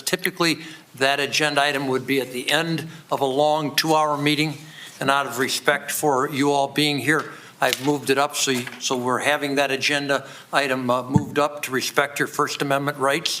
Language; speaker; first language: English; native; English